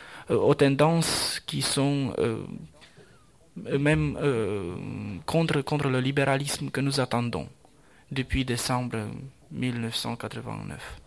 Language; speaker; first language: French; non-native, fluent; Romanian